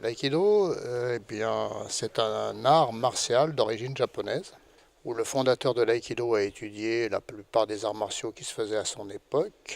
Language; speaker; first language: French; native; French